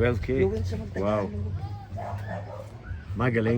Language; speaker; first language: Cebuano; non-native, learner; English